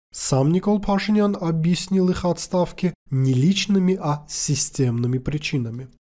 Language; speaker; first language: Russian; non-native, local second language; Armenian